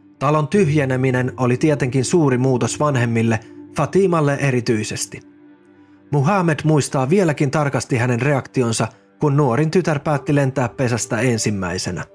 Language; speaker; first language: Finnish; native; Finnish